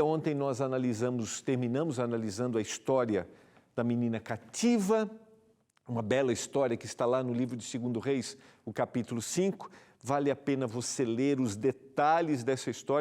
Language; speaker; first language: Portuguese; native; Portuguese